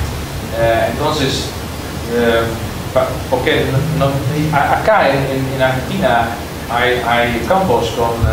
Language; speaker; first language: Spanish; non-native, learner; Dutch